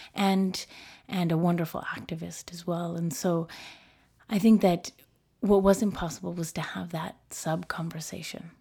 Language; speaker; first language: English; early bilingual, other home language; Spanish